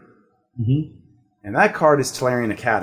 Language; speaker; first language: English; native; English